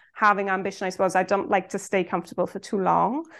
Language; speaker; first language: English; native; English